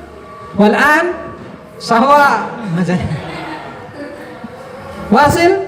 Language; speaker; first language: Arabic; non-native, fluent; Indonesian